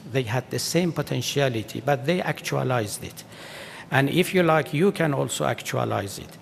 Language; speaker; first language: English; non-native, fluent; Persian